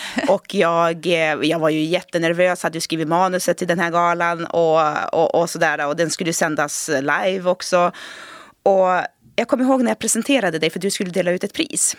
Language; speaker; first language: Swedish; early bilingual, other home language; Portuguese